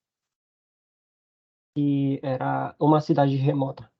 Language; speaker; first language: Portuguese; non-native, learner; Spanish